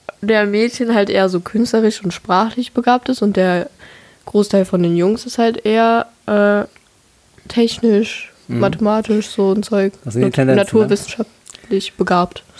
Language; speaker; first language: German; native; German